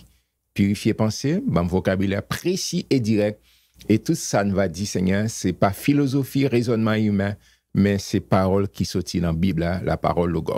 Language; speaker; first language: French; non-native, local second language; Haitian Creole